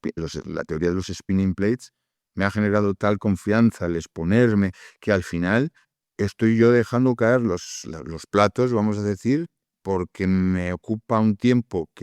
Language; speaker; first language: Spanish; native; Spanish